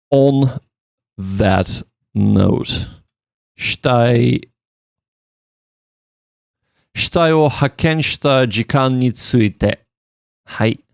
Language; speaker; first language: Japanese; non-native, learner; English